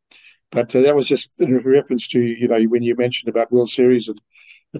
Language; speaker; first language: English; native; English